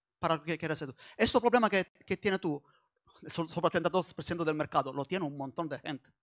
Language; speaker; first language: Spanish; non-native, learner; Italian